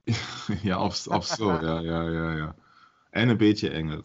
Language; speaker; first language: Dutch; non-native, learner; German